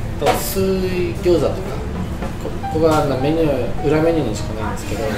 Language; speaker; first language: Japanese; non-native, fluent; Russian